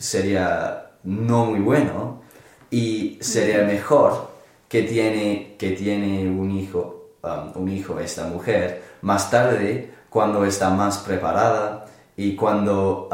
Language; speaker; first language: Spanish; non-native, learner; English